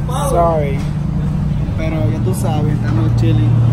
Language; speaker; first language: Spanish; native; Spanish